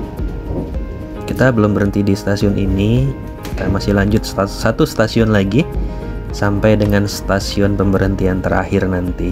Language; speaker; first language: Indonesian; native; Indonesian